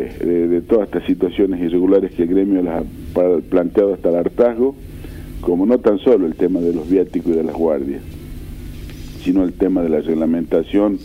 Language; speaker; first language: Spanish; native; Spanish